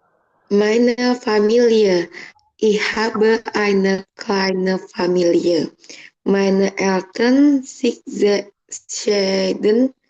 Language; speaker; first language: German; non-native, learner; Indonesian